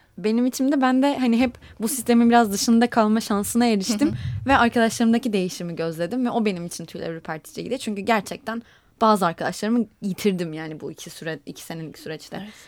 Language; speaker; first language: Turkish; native; Turkish